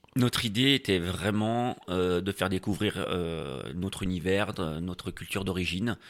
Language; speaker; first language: French; native; French